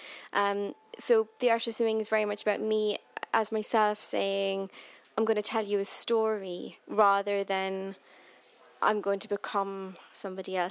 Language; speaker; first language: English; native; English